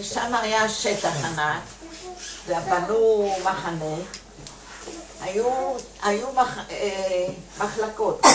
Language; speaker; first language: Hebrew; non-native, fluent; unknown